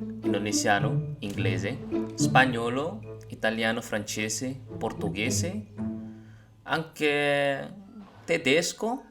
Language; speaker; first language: Italian; non-native, learner; Indonesian